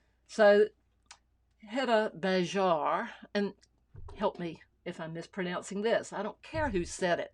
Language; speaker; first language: English; native; English